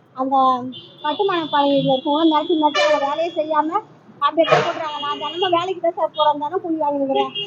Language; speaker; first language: Tamil; native; Tamil